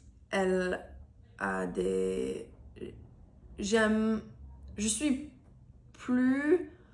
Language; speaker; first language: French; non-native, learner; English